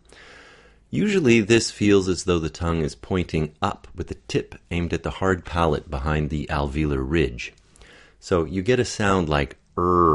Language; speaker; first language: English; native; English